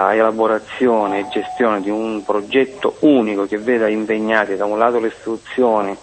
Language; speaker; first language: Italian; native; Italian